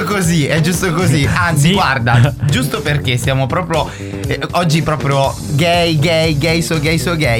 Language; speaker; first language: Italian; native; Italian